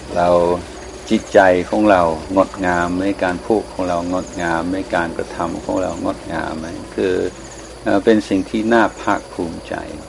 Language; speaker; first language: Thai; non-native, fluent; English